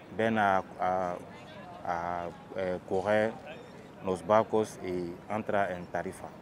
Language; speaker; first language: Spanish; non-native, fluent; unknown